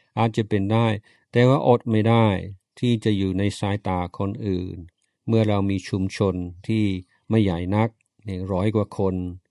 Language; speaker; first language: Thai; non-native, fluent; English